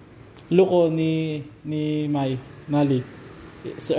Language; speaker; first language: Chinese; non-native, learner; Filipino